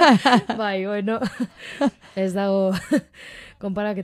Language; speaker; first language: Basque; non-native, local second language; Spanish